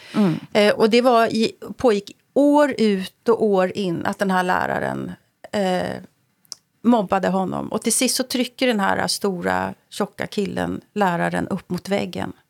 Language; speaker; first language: Swedish; native; Swedish